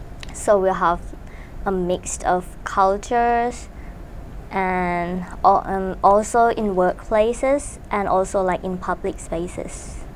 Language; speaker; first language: English; non-native, fluent; Thai